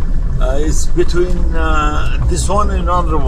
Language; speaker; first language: English; non-native, learner; Albanian